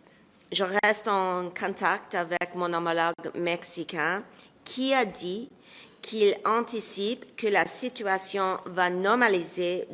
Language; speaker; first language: French; non-native, local second language; English